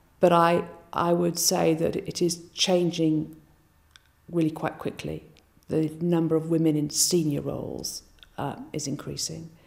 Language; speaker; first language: English; native; English